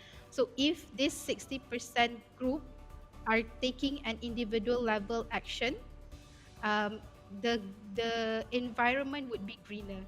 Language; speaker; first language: English; non-native, fluent; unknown